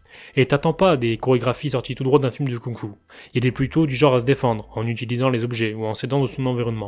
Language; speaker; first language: French; native; French